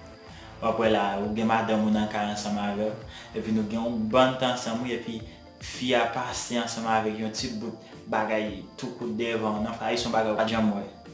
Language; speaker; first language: French; non-native, learner; Haitian Creole